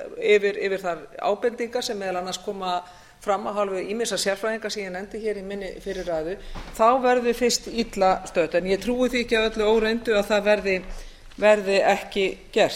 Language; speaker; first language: Icelandic; native; Icelandic